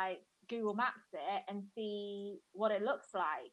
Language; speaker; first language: English; native; English